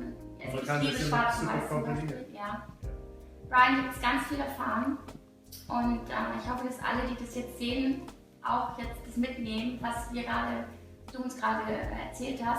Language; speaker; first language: German; native; German